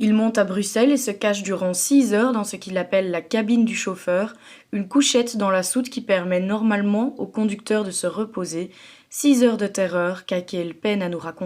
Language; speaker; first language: French; native; French